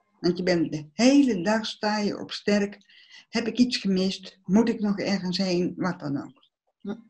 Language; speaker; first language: Dutch; early bilingual, other home language; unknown